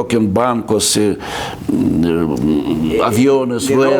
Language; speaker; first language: Spanish; non-native, fluent; Russian